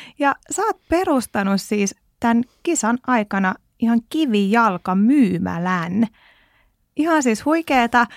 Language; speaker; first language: Finnish; native; Finnish